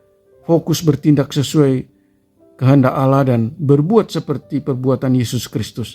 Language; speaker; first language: Indonesian; native; Indonesian